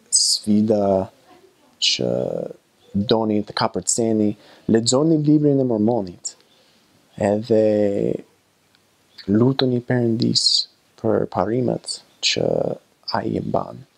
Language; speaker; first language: Albanian; non-native, learner; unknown